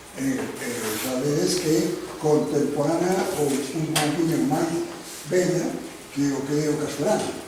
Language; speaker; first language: Galician; non-native, local second language; Spanish